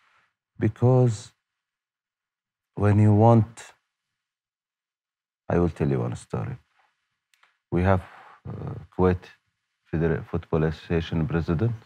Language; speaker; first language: English; non-native, learner; Arabic